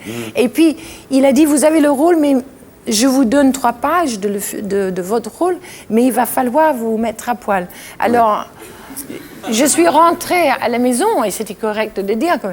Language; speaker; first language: French; non-native, fluent; English